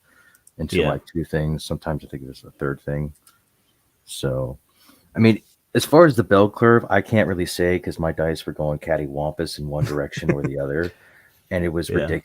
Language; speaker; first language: English; native; English